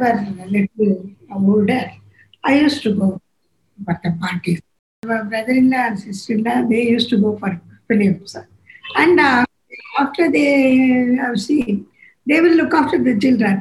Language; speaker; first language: English; non-native, local second language; Tamil